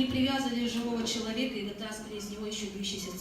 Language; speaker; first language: Russian; native; Russian